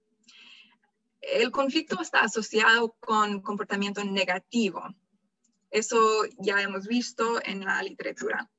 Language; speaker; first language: Spanish; non-native, fluent; English